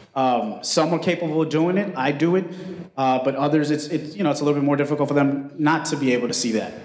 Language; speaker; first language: English; early bilingual, other home language; Spanish